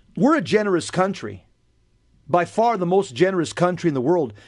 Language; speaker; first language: English; early bilingual, other home language; Spanish